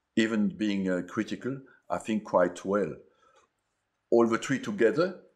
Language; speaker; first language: English; non-native, fluent; French